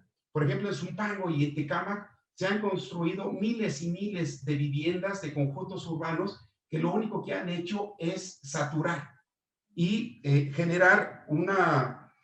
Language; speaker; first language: Spanish; native; Spanish